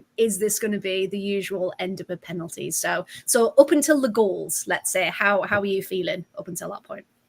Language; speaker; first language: English; native; English